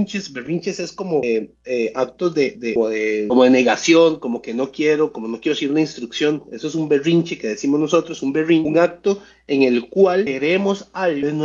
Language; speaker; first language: Spanish; native; Spanish